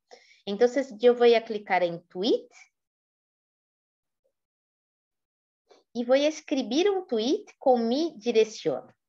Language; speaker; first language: Spanish; non-native, fluent; Portuguese